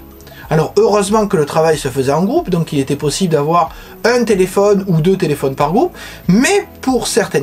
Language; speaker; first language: French; native; French